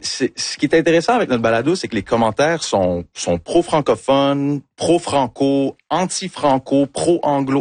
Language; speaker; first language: French; early bilingual, heritage; French